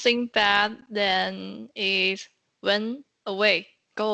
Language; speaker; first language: English; non-native, learner; Chinese